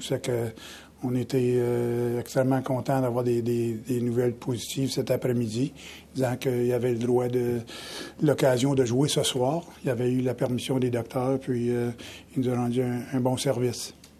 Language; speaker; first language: French; native; French